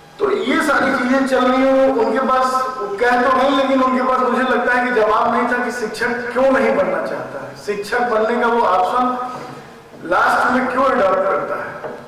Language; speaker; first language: Hindi; native; Hindi